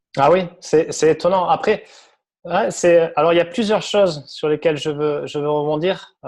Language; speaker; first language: French; native; French